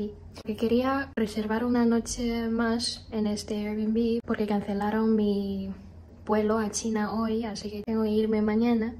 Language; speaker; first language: Spanish; non-native, fluent; Chinese